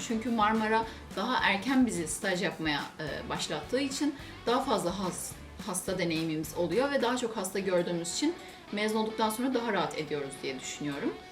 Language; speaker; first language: Turkish; native; Turkish